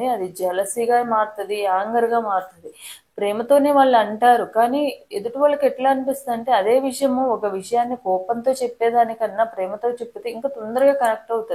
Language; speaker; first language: Telugu; native; Telugu